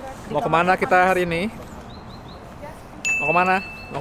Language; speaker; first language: Indonesian; native; Indonesian